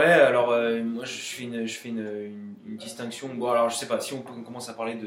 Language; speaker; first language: French; native; French